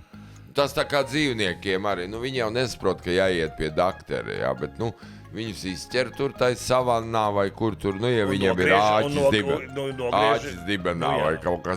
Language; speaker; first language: Latvian; native; Latvian